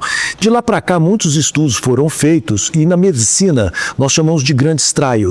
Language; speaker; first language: Portuguese; native; Portuguese